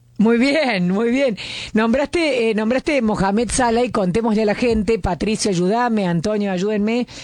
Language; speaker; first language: Spanish; native; Spanish